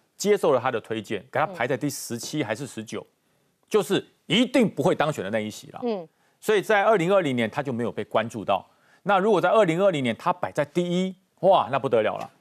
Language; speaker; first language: Chinese; native; Chinese